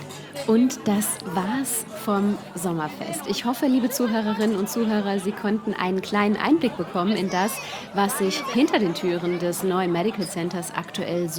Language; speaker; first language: German; native; German